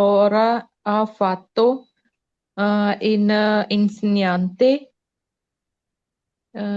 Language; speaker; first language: Italian; non-native, learner; Punjabi